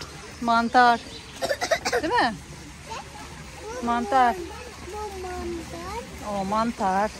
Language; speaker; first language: Turkish; non-native, learner; Kazakh